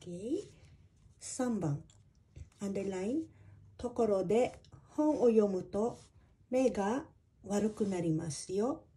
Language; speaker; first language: Japanese; non-native, fluent; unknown